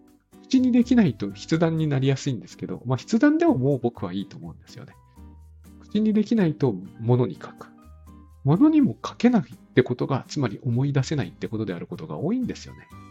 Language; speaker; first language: Japanese; native; Japanese